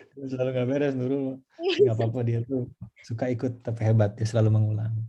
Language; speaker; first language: Indonesian; non-native, local second language; Sundanese